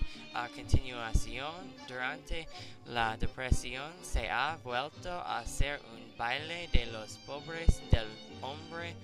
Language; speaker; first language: Spanish; non-native, learner; English